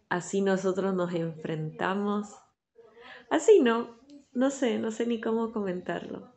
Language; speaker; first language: Spanish; non-native, fluent; Ukrainian